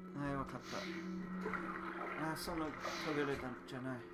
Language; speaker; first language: Japanese; non-native, learner; English